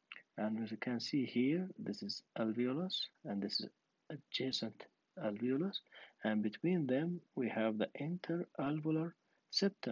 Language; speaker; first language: English; non-native, fluent; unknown